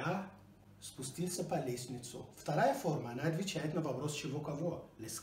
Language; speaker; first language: Russian; non-native, fluent; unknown